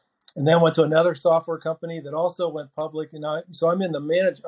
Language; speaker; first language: English; native; English